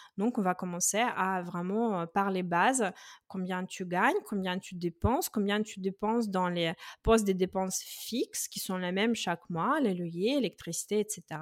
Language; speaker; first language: French; non-native, fluent; Russian